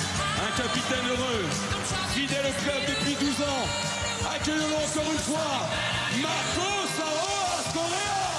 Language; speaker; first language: French; native; French